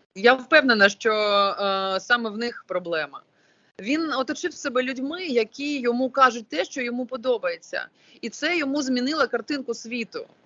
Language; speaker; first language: Ukrainian; non-native, local second language; Russian